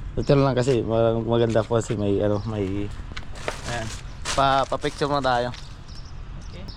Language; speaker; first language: Filipino; native; Filipino